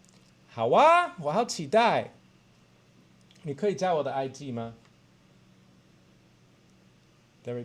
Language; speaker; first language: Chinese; non-native, learner; English